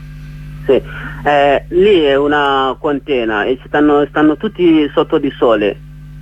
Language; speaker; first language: Italian; non-native, learner; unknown